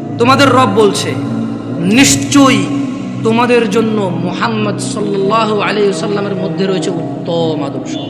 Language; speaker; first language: Bangla; early bilingual, heritage; Bangla